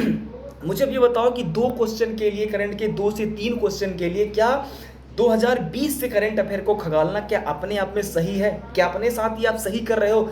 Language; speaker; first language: Hindi; native; Hindi